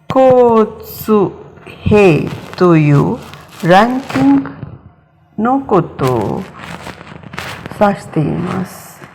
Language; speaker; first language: Japanese; non-native, fluent; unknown